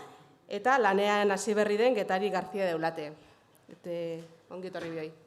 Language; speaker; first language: Basque; native; Basque